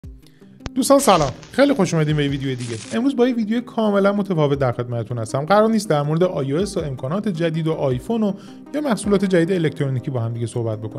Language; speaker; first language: Persian; native; Persian